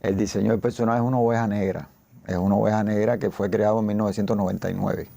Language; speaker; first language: Spanish; native; Spanish